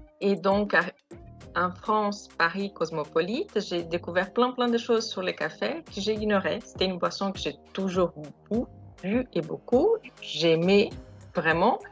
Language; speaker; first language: French; non-native, fluent; Portuguese